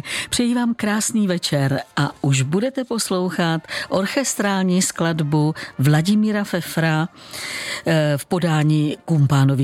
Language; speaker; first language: Czech; native; Czech